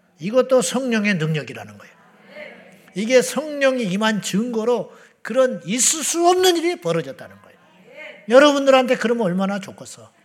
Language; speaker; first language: Korean; native; Korean